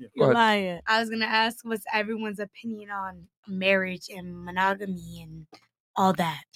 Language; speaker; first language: English; native; English